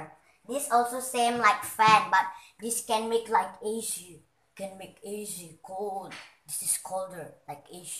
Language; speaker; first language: English; non-native, learner; Indonesian